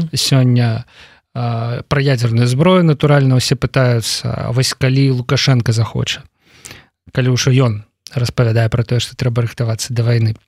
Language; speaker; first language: Belarusian; non-native, local second language; Russian